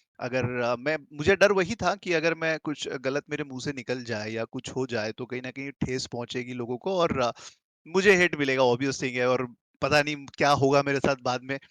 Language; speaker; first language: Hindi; native; Hindi